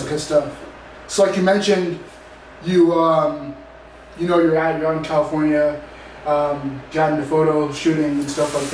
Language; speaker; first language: English; native; English